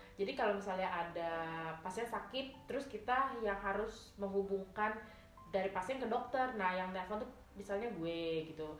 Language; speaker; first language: Indonesian; native; Indonesian